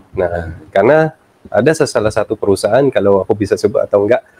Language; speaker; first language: Indonesian; early bilingual, other home language; Filipino